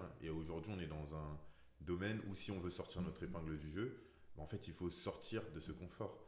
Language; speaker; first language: French; native; French